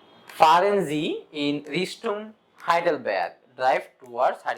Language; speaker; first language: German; non-native, fluent; Bangla